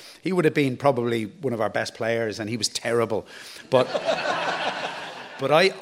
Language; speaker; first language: English; native; English